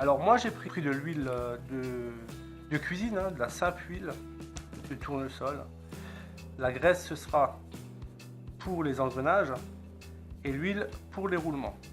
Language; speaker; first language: French; native; French